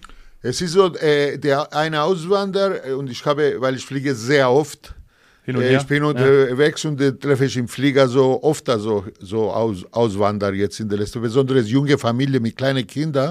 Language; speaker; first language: German; non-native, fluent; Greek